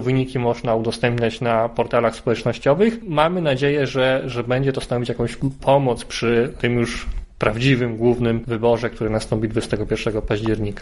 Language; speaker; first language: Polish; native; Polish